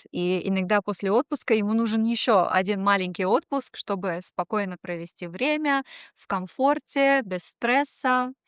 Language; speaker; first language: Russian; native; Russian